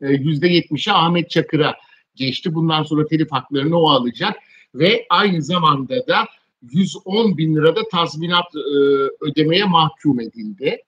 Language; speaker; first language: Turkish; native; Turkish